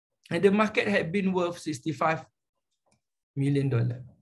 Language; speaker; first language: English; non-native, local second language; Malay